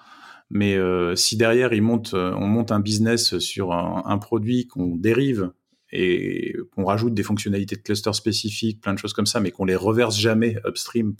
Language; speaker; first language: French; native; French